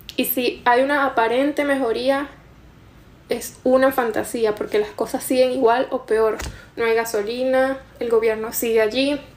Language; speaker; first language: Spanish; native; Spanish